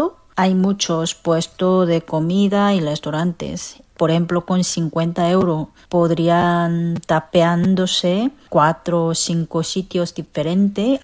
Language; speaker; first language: Spanish; non-native, fluent; Korean